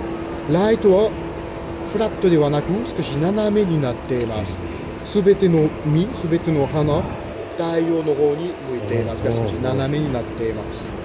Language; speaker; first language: Japanese; non-native, fluent; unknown